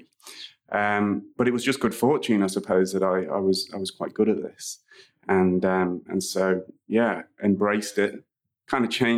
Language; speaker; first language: English; native; English